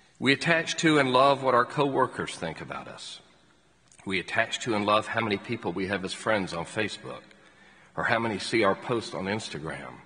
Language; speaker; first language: English; native; English